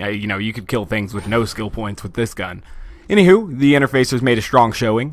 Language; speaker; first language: English; native; English